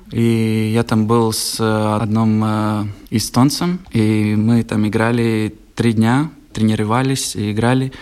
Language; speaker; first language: Russian; non-native, local second language; Latvian